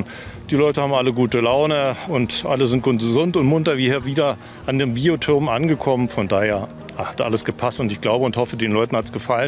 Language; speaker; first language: German; native; German